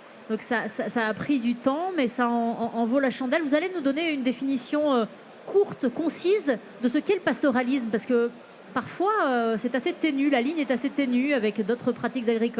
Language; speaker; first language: French; native; French